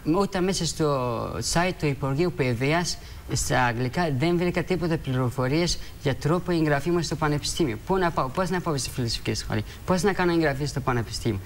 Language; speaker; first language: Greek; non-native, fluent; Persian